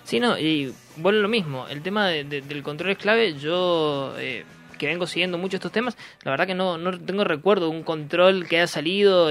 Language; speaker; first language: Spanish; native; Spanish